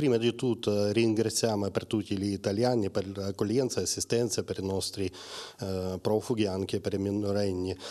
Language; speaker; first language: Italian; non-native, learner; Ukrainian